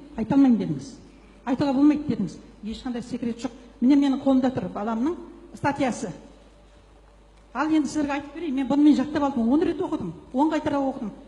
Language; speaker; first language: Kazakh; native; Kazakh